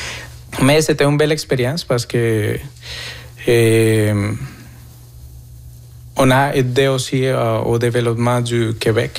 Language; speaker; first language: French; non-native, fluent; Spanish